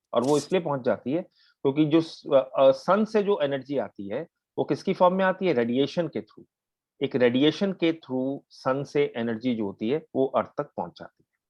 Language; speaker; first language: Hindi; native; Hindi